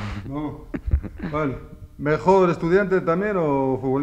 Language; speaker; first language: Spanish; native; Spanish